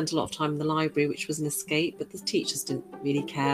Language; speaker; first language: English; native; English